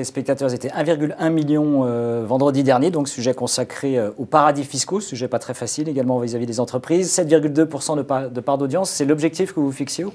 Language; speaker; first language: French; native; French